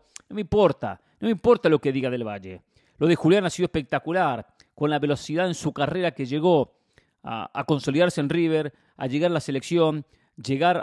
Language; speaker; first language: Spanish; native; Spanish